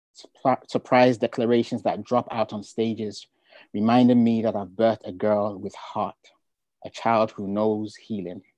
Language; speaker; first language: English; non-native, local second language; Ga